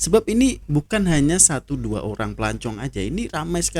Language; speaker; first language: Indonesian; native; Indonesian